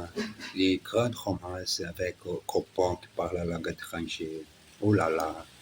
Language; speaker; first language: French; non-native, learner; Portuguese